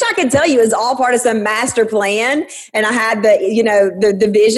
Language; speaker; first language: English; native; English